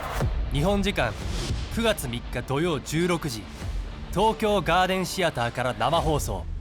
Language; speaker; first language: Japanese; native; Japanese